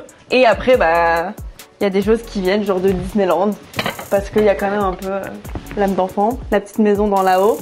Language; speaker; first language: French; native; French